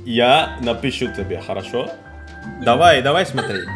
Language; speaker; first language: Russian; non-native, learner; Indonesian